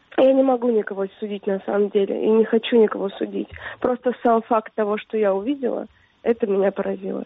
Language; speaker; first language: Russian; native; Russian